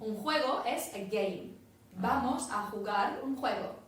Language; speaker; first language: Spanish; non-native, fluent; English